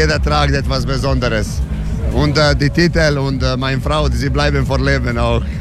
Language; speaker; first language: German; non-native, learner; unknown